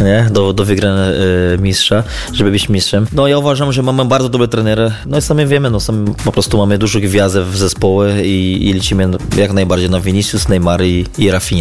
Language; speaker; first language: Polish; non-native, fluent; Portuguese